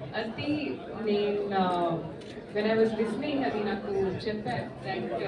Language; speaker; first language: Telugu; non-native, learner; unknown